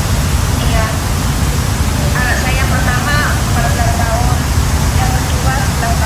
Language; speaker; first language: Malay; non-native, local second language; Javanese